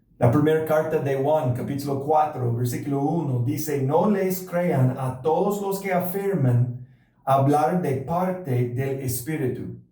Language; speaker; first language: Spanish; non-native, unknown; English